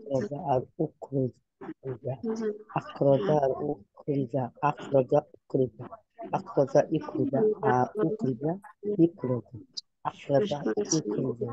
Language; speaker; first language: Arabic; non-native, learner; Bangla